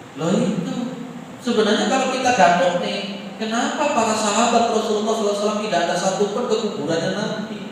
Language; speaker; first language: Indonesian; non-native, local second language; Javanese